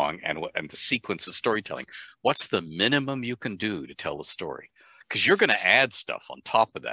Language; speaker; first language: English; native; English